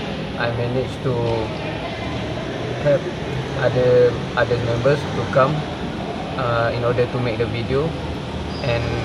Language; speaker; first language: English; non-native, local second language; Malay